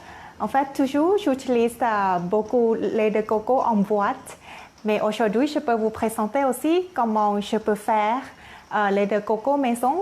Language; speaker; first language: French; non-native, learner; Thai